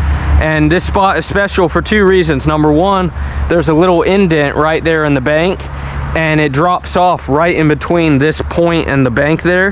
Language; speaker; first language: English; native; English